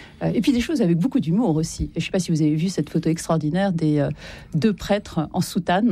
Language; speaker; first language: French; native; French